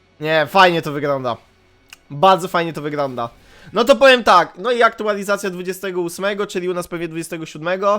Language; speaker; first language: Polish; native; Polish